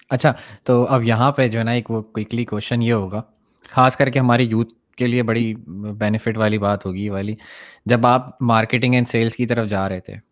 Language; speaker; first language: Urdu; native; Urdu